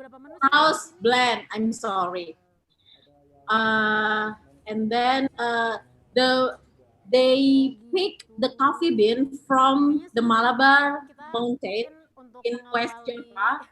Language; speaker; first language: English; non-native, fluent; Indonesian